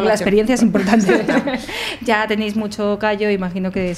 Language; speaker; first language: Spanish; native; Spanish